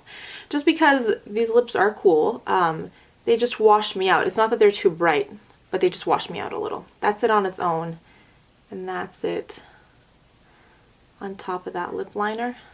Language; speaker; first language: English; native; English